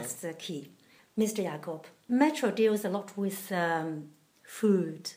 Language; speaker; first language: English; non-native, fluent; Chinese